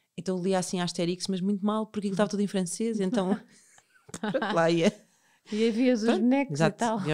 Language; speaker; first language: Portuguese; native; Portuguese